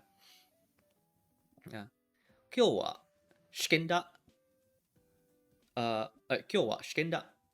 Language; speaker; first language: Japanese; non-native, learner; English